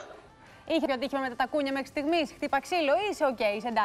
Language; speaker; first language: Greek; native; Greek